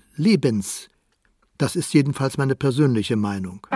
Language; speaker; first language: German; native; German